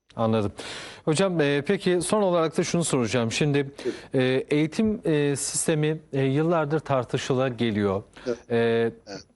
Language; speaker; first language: Turkish; native; Turkish